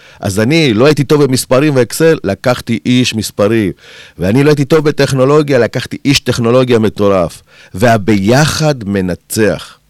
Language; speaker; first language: Hebrew; early bilingual, other home language; Spanish